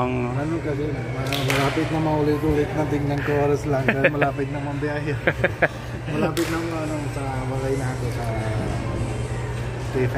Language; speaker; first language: Filipino; non-native, learner; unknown